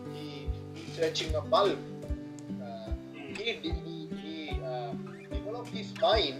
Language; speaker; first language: English; non-native, learner; Sinhala